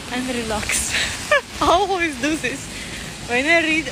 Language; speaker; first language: English; non-native, learner; Russian